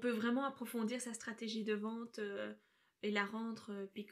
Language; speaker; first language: French; native; French